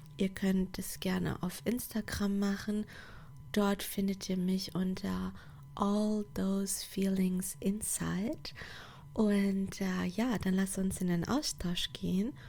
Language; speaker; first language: German; non-native, fluent; Portuguese